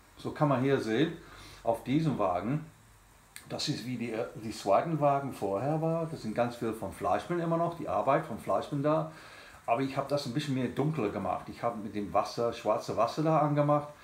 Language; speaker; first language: German; non-native, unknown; English